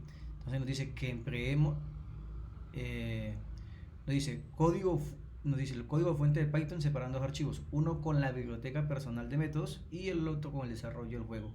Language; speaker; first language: Spanish; native; Spanish